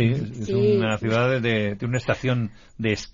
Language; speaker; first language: Spanish; native; Spanish